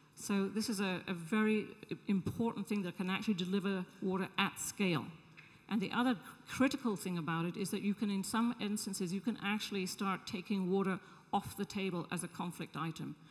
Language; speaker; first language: English; native; English